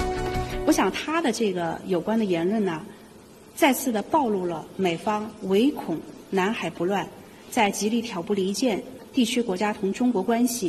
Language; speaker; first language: Chinese; native; Chinese